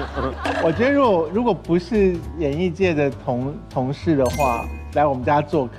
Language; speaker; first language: Chinese; native; Chinese